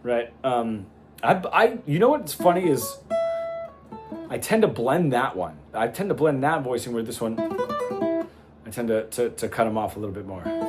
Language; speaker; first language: English; native; English